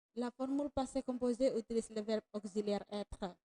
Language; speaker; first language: French; non-native, fluent; Indonesian